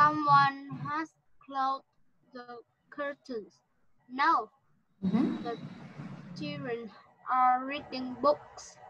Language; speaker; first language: English; non-native, learner; Vietnamese